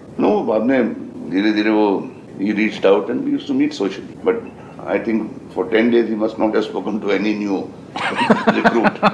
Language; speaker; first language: Hindi; native; Hindi